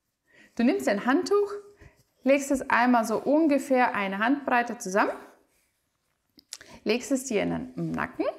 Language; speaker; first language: German; native; German